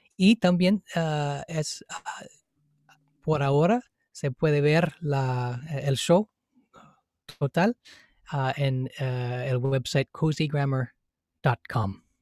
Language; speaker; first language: Spanish; non-native, fluent; English